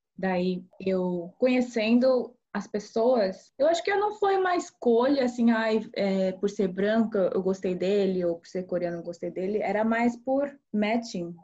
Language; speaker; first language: Portuguese; early bilingual, other home language; Korean